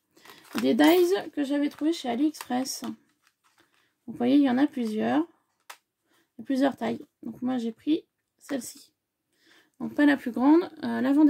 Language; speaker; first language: French; native; French